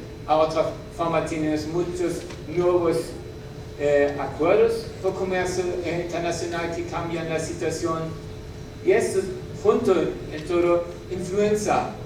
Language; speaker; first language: Spanish; non-native, learner; German